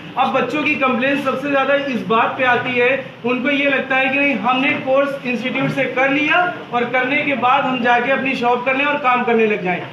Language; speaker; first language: Hindi; native; Hindi